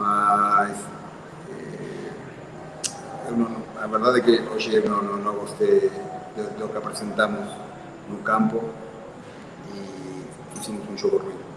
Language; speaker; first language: Portuguese; non-native, fluent; Spanish